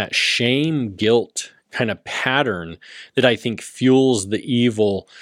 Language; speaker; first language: English; native; English